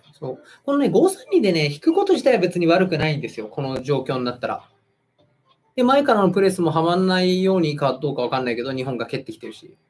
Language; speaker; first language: Japanese; native; Japanese